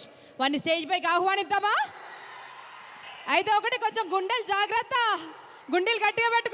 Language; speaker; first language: Telugu; native; Telugu